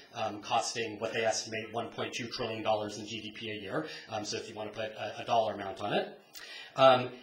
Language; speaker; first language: English; native; English